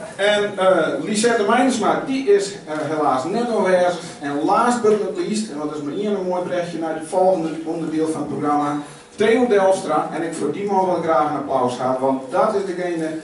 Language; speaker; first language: Dutch; non-native, local second language; Western Frisian